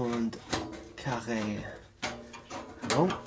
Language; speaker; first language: French; non-native, learner; English